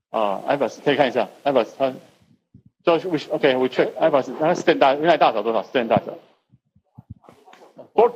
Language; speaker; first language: Chinese; native; Chinese